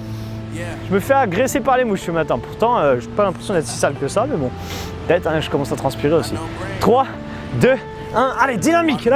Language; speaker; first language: French; native; French